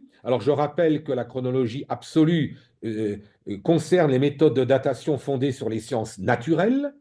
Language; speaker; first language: French; native; French